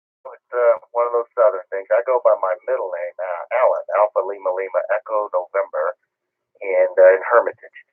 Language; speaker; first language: English; native; English